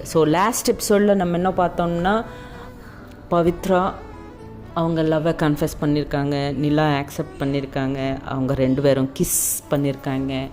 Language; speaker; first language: Tamil; non-native, local second language; Telugu